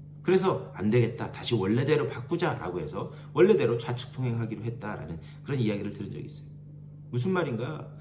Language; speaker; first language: Korean; native; Korean